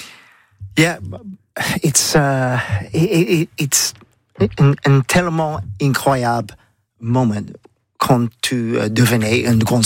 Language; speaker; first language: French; non-native, learner; English